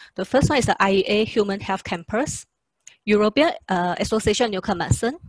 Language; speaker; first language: English; non-native, local second language; Chinese